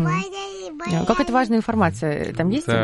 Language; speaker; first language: Russian; native; Russian